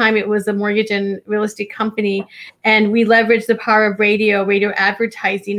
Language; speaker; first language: English; native; English